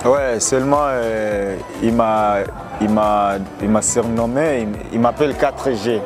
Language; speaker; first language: French; non-native, local second language; Rundi